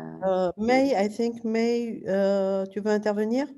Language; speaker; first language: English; non-native, fluent; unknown